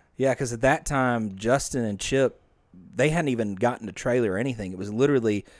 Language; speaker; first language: English; native; English